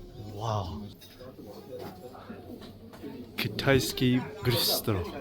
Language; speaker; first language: Russian; non-native, learner; English